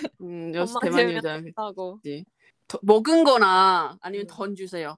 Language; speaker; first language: Korean; non-native, fluent; Chinese